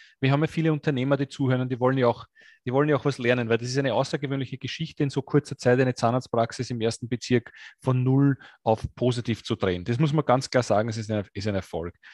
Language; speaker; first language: German; native; German